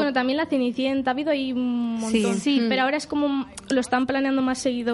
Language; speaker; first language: Spanish; native; Spanish